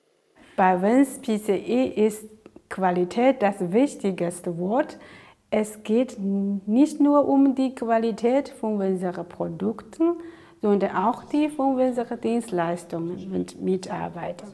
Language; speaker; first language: German; non-native, fluent; Chinese